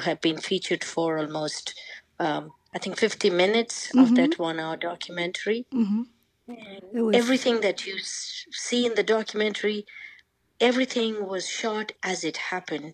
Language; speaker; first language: English; non-native, local second language; Bangla